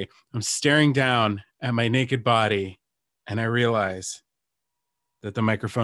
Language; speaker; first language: English; native; English